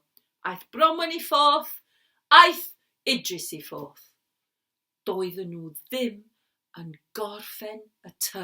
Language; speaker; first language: Welsh; non-native, learner; English